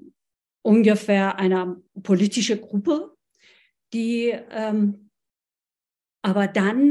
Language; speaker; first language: German; non-native, fluent; Persian